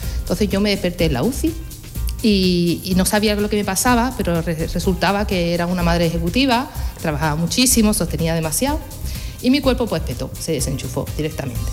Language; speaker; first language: Spanish; early bilingual, heritage; Spanish